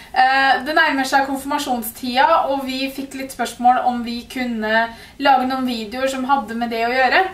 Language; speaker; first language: Norwegian; native; Norwegian